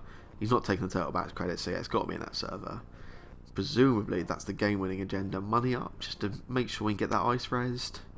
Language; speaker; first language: English; native; English